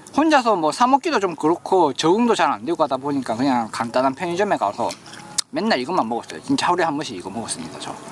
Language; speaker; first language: Korean; native; Korean